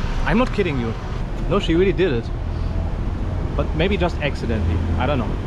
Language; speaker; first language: English; non-native, fluent; German